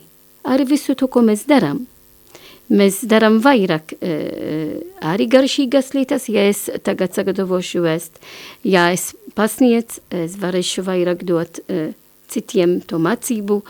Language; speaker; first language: Latvian; non-native, learner; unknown